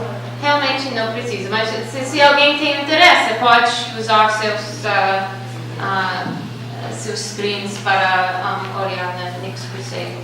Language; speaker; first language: Portuguese; non-native, fluent; English